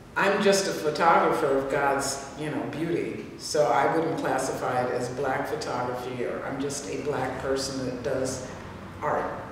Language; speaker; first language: English; native; English